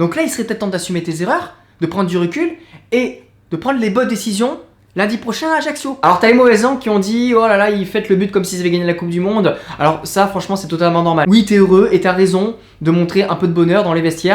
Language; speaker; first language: French; native; French